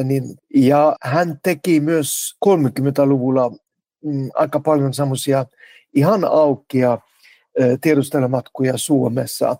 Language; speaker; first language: Finnish; non-native, fluent; Norwegian